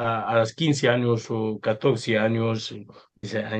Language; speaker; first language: Spanish; non-native, learner; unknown